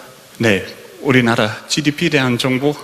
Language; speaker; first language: Korean; non-native, fluent; German